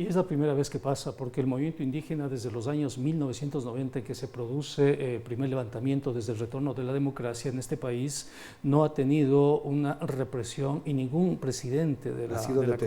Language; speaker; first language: Spanish; native; Spanish